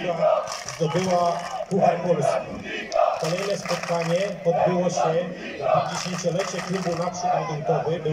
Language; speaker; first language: Polish; native; Polish